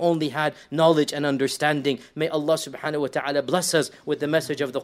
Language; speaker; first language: English; native; English